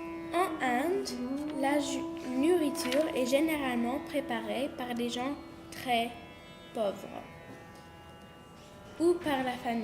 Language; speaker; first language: French; non-native, learner; English